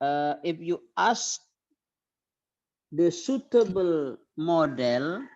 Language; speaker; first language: English; non-native, fluent; Indonesian